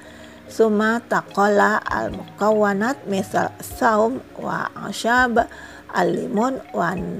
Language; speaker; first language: Arabic; non-native, fluent; Indonesian